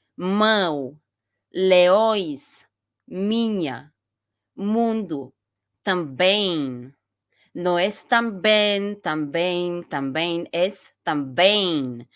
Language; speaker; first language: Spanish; non-native, fluent; Bulgarian